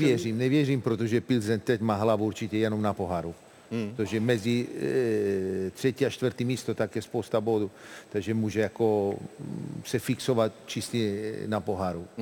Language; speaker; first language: Czech; non-native, fluent; Italian